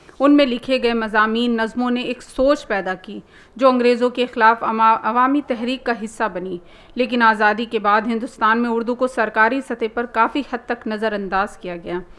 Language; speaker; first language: Urdu; native; Urdu